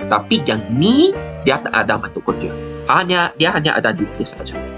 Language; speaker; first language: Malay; non-native, local second language; Chinese